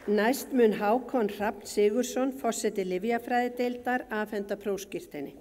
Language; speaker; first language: Icelandic; native; Icelandic